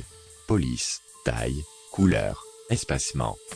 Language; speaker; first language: French; native; French